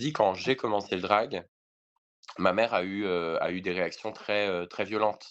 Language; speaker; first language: French; native; French